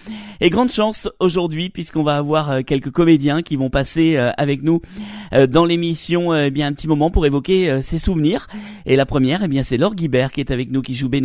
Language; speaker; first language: French; native; French